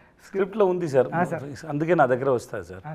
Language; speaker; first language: Telugu; non-native, learner; Tamil